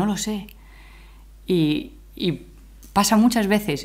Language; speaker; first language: Spanish; native; Spanish